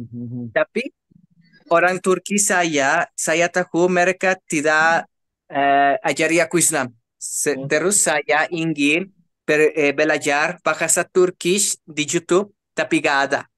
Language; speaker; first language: Indonesian; non-native, learner; Spanish